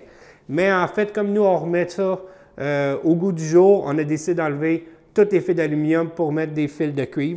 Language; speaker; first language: French; native; French